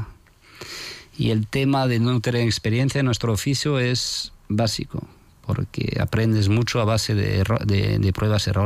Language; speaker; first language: Spanish; non-native, fluent; French